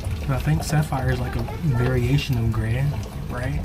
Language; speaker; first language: English; native; English